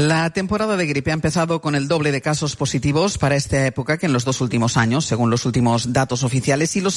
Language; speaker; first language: Spanish; native; Spanish